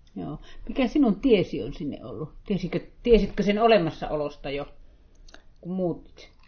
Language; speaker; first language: Finnish; native; Finnish